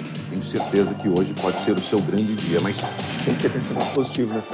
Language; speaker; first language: Portuguese; native; Portuguese